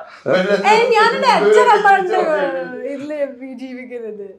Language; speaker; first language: Malayalam; early bilingual, heritage; Malayalam